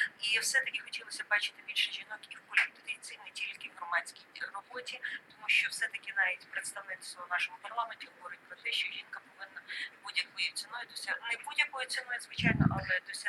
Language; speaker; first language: Ukrainian; native; Ukrainian